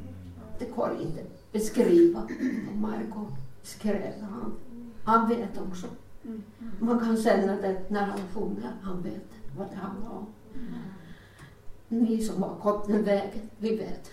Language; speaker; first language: Swedish; non-native, learner; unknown